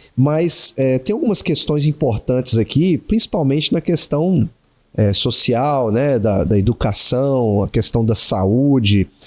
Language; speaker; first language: Portuguese; native; Portuguese